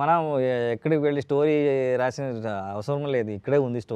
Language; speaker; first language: Telugu; non-native, learner; Kannada